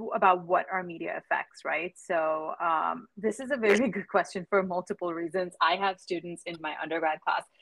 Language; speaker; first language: English; non-native, local second language; Hindi